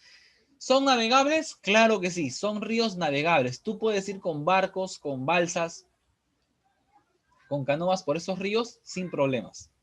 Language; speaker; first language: Spanish; native; Spanish